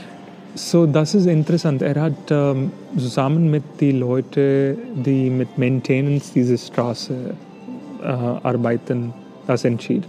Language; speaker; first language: German; non-native, fluent; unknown